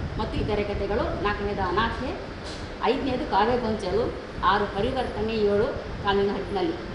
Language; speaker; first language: Kannada; non-native, local second language; Urdu